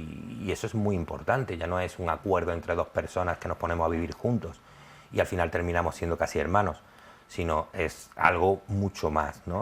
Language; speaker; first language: Spanish; native; Spanish